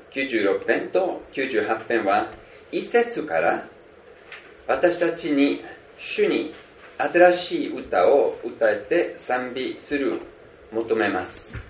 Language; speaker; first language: Japanese; non-native, fluent; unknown